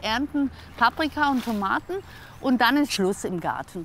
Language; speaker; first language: German; native; German